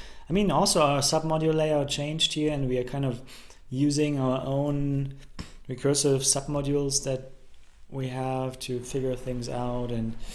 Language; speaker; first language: English; non-native, fluent; German